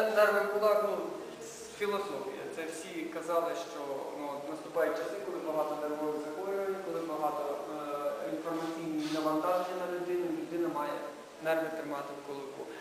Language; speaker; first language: Ukrainian; native; Ukrainian